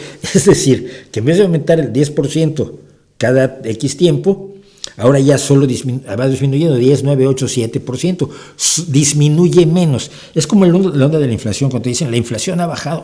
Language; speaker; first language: Spanish; native; Spanish